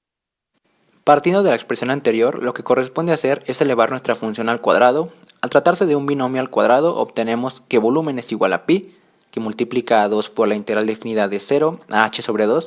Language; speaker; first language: Spanish; native; Spanish